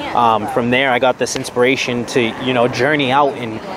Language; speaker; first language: English; native; English